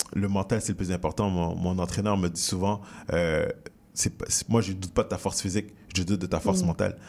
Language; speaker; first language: French; native; French